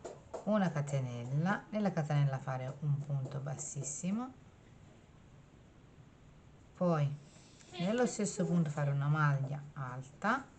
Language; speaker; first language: Italian; native; Italian